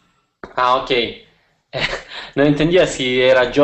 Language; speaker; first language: Spanish; non-native, learner; Italian